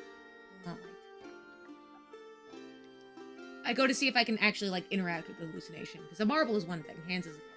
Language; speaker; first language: English; native; English